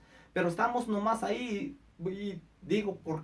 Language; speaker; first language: Spanish; native; Spanish